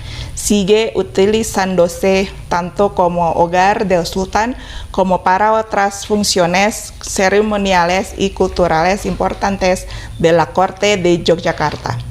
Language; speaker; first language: Spanish; non-native, fluent; Indonesian